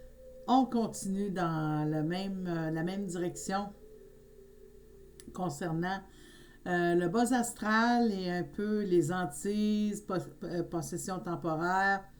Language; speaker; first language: French; native; French